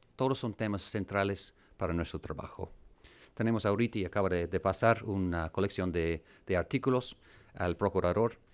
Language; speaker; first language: Spanish; non-native, fluent; English